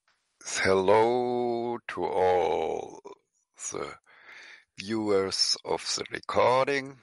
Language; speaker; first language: English; non-native, fluent; German